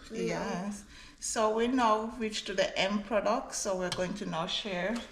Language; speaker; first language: English; non-native, local second language; Jamaican Creole English